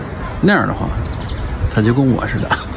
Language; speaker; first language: Chinese; non-native, fluent; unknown